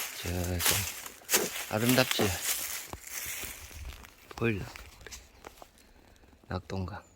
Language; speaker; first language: Korean; native; Korean